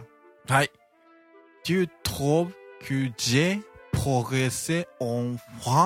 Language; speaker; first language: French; non-native, learner; Japanese